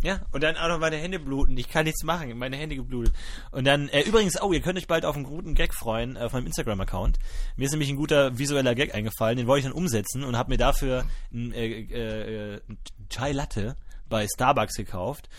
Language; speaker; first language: German; native; German